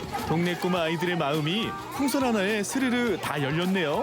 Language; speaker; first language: Korean; native; Korean